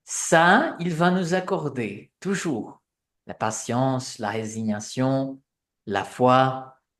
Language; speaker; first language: French; non-native, fluent; Portuguese